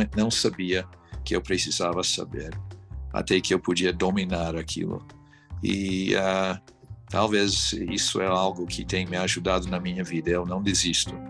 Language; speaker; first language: Portuguese; non-native, fluent; English